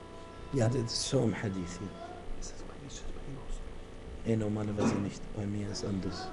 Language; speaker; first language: German; non-native, fluent; Arabic